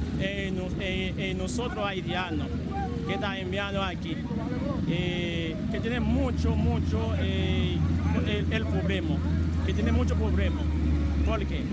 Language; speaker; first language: Spanish; non-native, learner; Haitian Creole